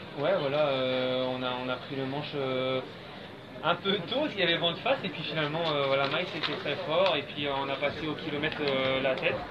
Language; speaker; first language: French; native; French